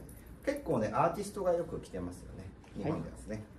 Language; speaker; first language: Japanese; native; Japanese